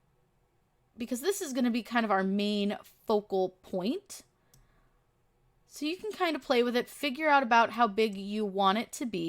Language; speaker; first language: English; native; English